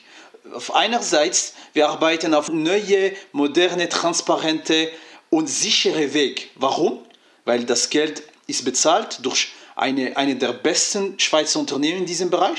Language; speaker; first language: German; non-native, fluent; French